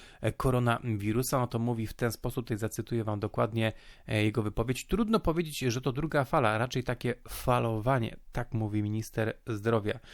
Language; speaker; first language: Polish; native; Polish